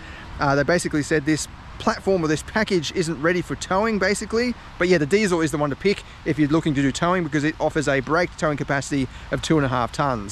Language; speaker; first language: English; native; English